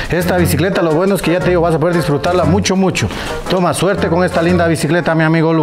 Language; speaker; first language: Spanish; native; Spanish